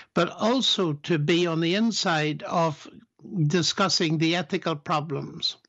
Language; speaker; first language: English; native; English